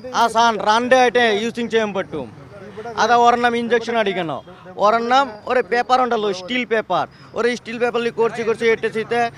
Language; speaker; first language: Malayalam; non-native, local second language; Bangla